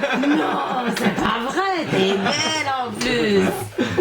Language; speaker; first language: French; non-native, learner; English